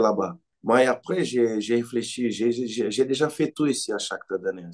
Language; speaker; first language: French; non-native, learner; Portuguese